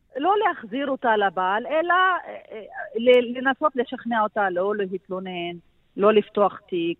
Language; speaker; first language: Hebrew; non-native, local second language; Arabic